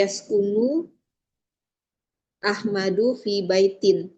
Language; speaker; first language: Arabic; non-native, learner; Indonesian